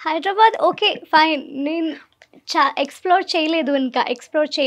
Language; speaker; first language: Telugu; non-native, learner; Malayalam